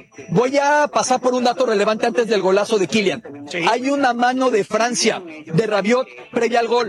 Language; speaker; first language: Spanish; native; Spanish